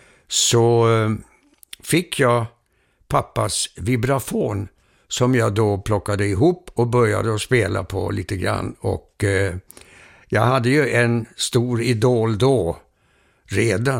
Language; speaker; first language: Swedish; early bilingual, heritage; Swedish